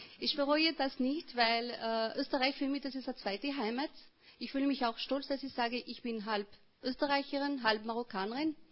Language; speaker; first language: German; non-native, fluent; Arabic